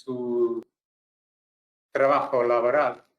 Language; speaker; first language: Spanish; non-native, fluent; English